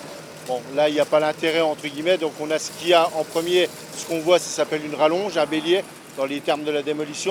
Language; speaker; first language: French; native; French